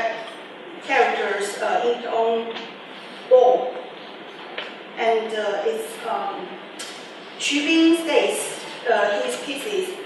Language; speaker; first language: English; non-native, learner; Chinese